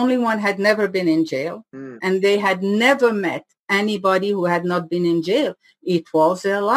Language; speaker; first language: English; non-native, fluent; French